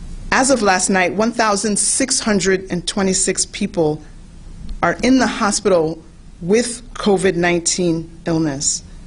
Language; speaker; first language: English; native; English